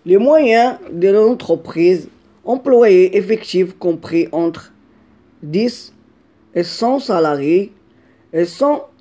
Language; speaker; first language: French; non-native, local second language; Arabic